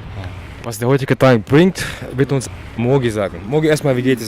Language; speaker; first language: German; native; German